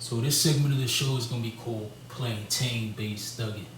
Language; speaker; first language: English; native; English